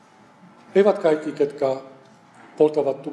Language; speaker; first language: Finnish; non-native, fluent; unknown